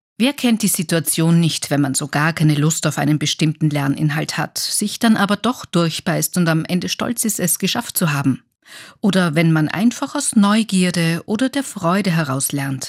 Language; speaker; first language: German; native; German